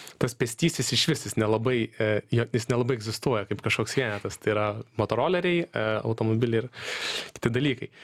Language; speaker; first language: Lithuanian; native; Lithuanian